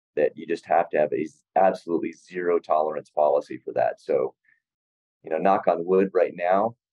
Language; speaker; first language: English; native; English